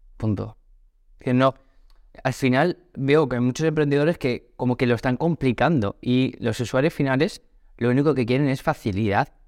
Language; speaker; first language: Spanish; early bilingual, other home language; Portuguese